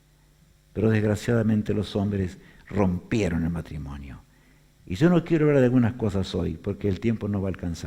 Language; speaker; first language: Spanish; native; Spanish